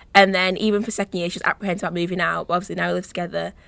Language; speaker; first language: English; native; English